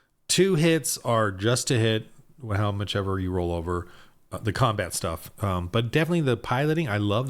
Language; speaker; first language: English; native; English